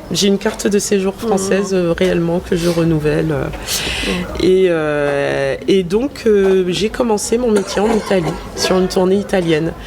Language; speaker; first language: French; native; French